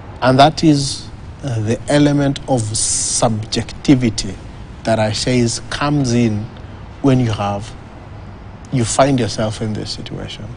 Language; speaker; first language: English; non-native, local second language; Swahili